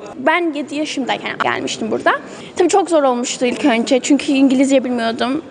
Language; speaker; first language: Turkish; early bilingual, heritage; Turkish